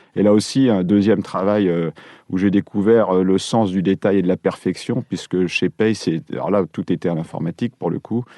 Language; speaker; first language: French; native; French